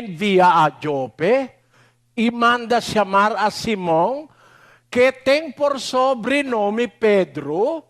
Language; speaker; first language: Portuguese; non-native, learner; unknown